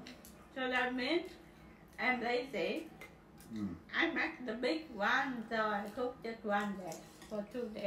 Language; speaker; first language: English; non-native, learner; Vietnamese